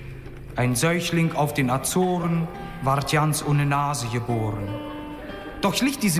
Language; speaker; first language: German; native; German